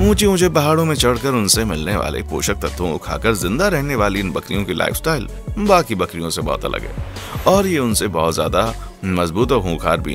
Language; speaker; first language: Hindi; native; Hindi